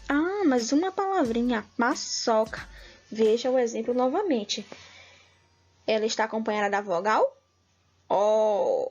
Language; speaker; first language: Portuguese; native; Portuguese